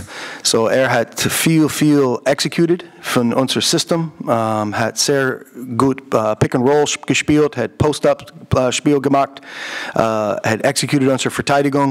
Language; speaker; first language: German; non-native, learner; English